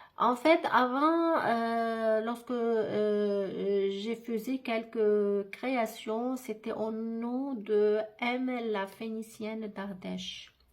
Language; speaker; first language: French; non-native, local second language; Arabic